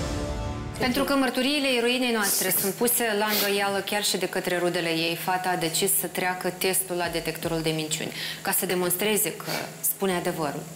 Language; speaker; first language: Romanian; native; Romanian